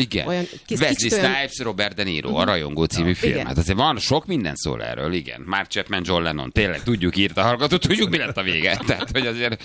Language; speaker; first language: Hungarian; native; Hungarian